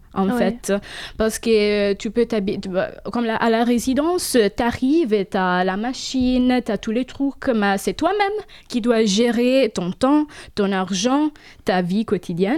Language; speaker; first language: French; non-native, fluent; Italian